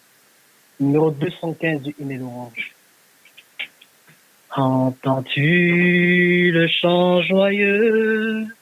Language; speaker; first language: French; native; French